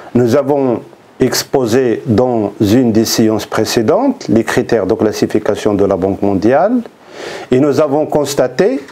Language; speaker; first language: French; non-native, local second language; Arabic